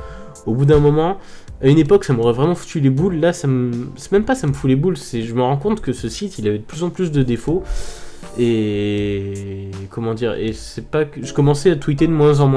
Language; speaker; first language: French; native; French